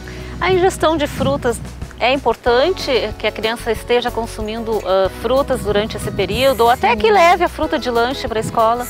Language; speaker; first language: Portuguese; native; Portuguese